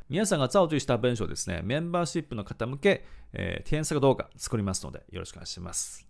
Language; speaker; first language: Japanese; non-native, fluent; Chinese